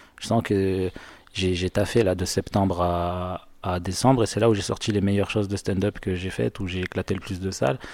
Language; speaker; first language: French; non-native, local second language; Arabic